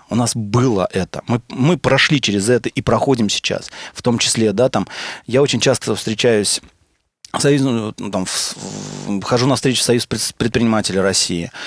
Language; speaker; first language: Russian; native; Russian